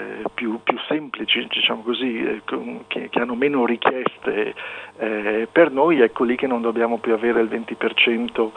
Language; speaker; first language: Italian; native; Italian